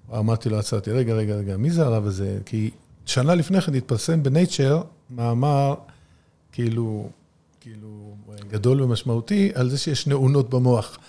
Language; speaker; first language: Hebrew; native; Hebrew